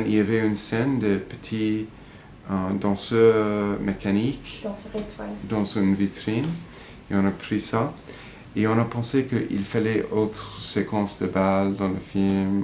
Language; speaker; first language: French; non-native, fluent; English